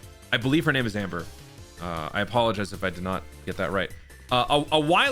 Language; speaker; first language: English; native; English